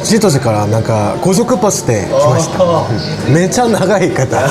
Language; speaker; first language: Japanese; non-native, learner; Korean